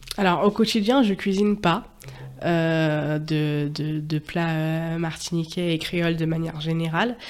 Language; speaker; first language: French; native; French